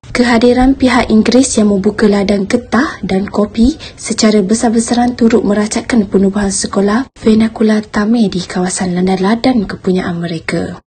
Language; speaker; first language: Malay; native; Malay